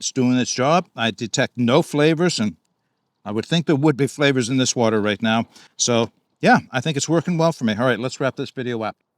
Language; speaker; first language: English; native; English